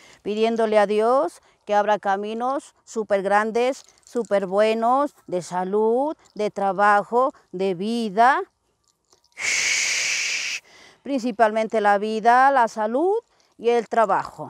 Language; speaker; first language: Spanish; native; Spanish